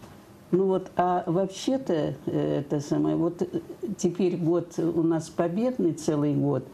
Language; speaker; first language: Russian; native; Russian